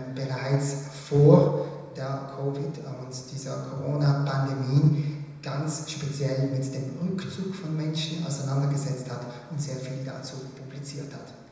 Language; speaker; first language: German; native; German